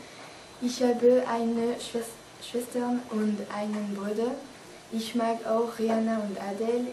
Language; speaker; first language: German; non-native, learner; French